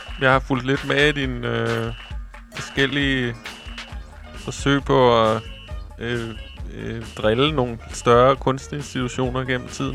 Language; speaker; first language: Danish; native; Danish